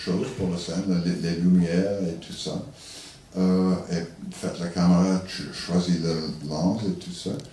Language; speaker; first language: French; non-native, learner; English